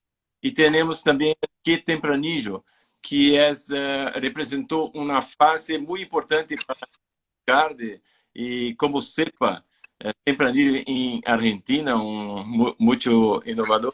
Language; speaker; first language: Spanish; non-native, fluent; Portuguese